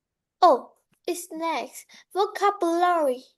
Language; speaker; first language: English; non-native, learner; Vietnamese